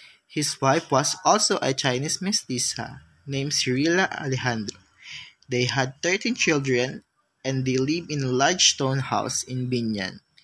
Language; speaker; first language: English; non-native, local second language; Filipino